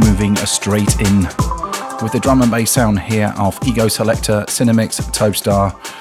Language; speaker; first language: English; native; English